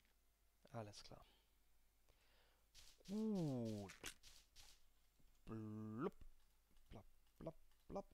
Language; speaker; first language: German; native; German